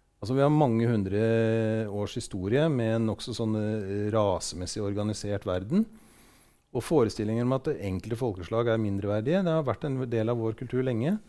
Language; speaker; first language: Norwegian; native; Norwegian